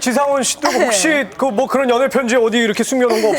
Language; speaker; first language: Korean; native; Korean